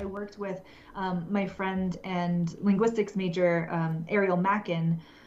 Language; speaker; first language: English; native; English